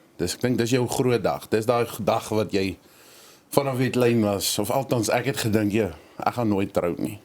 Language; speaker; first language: Afrikaans; native; Afrikaans